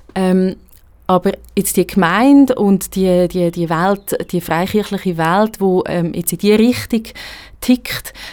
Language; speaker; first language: German; native; German